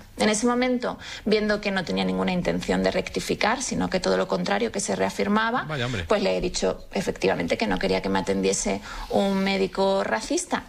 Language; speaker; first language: Spanish; native; Spanish